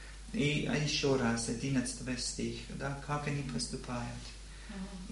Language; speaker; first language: Russian; non-native, learner; English